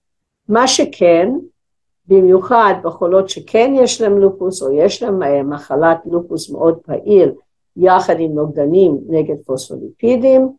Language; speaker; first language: Hebrew; non-native, fluent; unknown